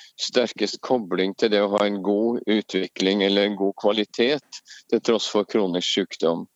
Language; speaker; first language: Norwegian; native; Norwegian